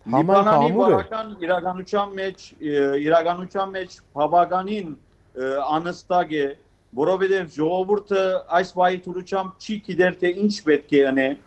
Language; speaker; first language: Armenian; early bilingual, heritage; Armenian